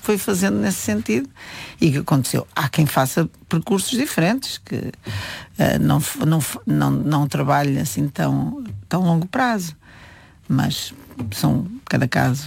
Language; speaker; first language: Portuguese; native; Portuguese